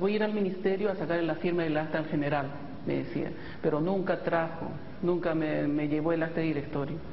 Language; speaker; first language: Spanish; native; Spanish